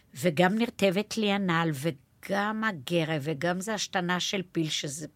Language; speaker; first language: Hebrew; native; Hebrew